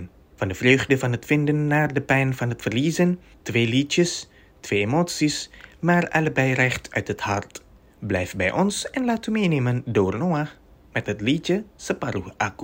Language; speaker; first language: Dutch; non-native, fluent; Indonesian